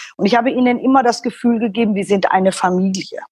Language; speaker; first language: German; non-native, fluent; Persian